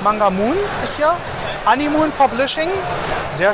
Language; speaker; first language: German; native; German